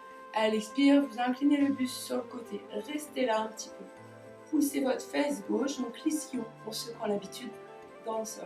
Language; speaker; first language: French; native; French